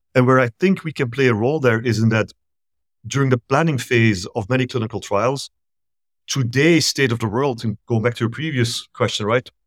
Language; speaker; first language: English; non-native, fluent; Dutch